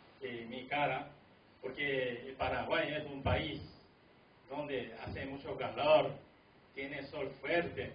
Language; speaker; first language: Spanish; non-native, fluent; Korean